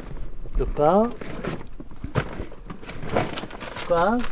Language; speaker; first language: French; non-native, learner; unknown